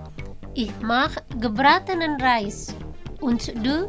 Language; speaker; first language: German; non-native, fluent; Indonesian